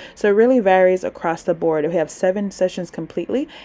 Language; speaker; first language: English; early bilingual, other home language; Spanish